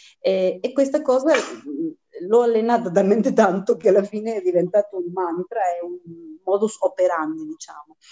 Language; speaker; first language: Italian; early bilingual, heritage; Spanish